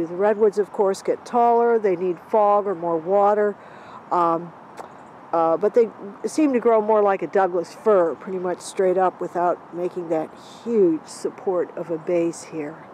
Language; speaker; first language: English; native; English